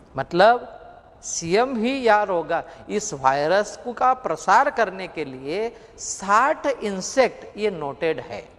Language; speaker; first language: Hindi; non-native, local second language; Marathi